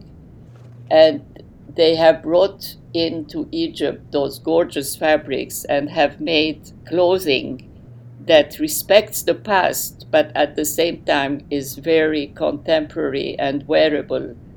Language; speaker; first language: English; non-native, fluent; Arabic